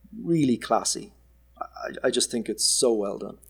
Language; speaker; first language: English; native; English